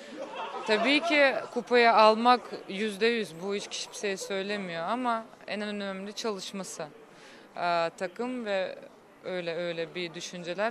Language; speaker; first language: Turkish; non-native, fluent; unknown